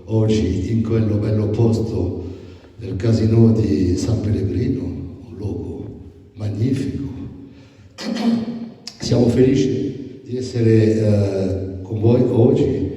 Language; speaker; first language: Italian; non-native, learner; French